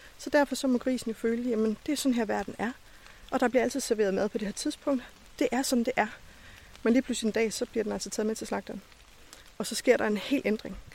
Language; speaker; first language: Danish; native; Danish